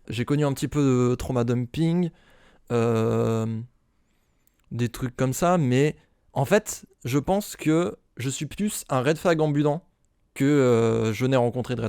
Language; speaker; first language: French; native; French